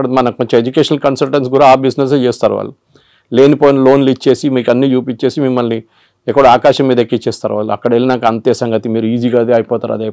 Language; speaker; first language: Telugu; non-native, local second language; Malayalam